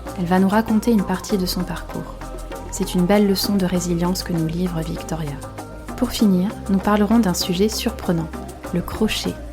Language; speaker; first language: French; native; French